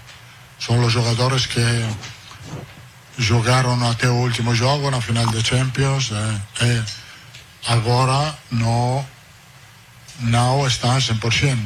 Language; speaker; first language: Portuguese; non-native, fluent; Italian